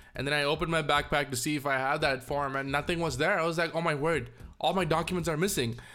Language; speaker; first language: English; non-native, local second language; Tamil